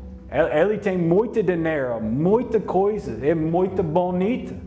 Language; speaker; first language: Portuguese; non-native, learner; English